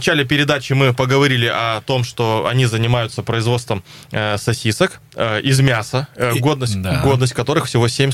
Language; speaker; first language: Russian; native; Russian